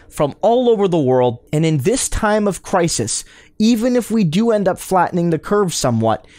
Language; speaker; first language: English; native; English